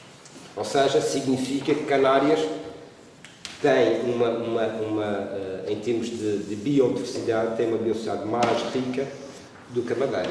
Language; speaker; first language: Portuguese; native; Portuguese